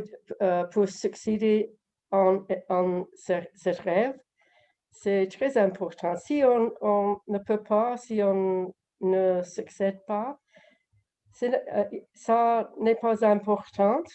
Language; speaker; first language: French; non-native, learner; English